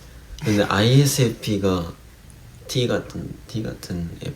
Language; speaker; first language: Korean; non-native, fluent; Japanese